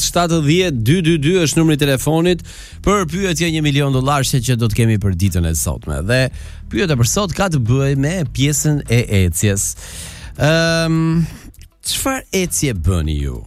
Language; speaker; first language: Albanian; native; Albanian